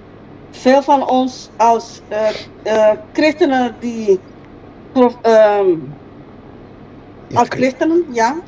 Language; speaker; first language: Dutch; non-native, local second language; Papiamento